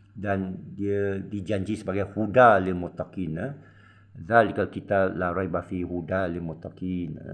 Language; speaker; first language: Malay; non-native, local second language; Min Nan Chinese